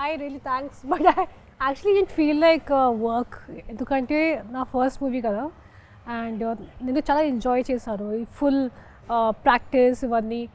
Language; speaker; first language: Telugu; non-native, local second language; Hindi